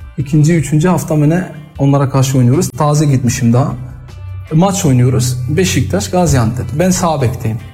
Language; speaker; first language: Turkish; early bilingual, heritage; Turkish